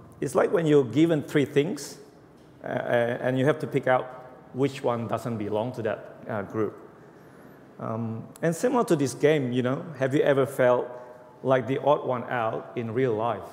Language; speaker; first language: English; non-native, fluent; Indonesian